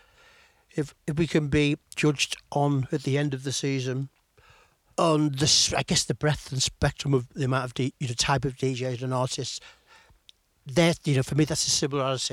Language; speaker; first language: English; native; English